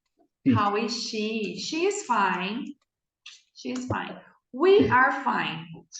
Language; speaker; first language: English; non-native, fluent; Portuguese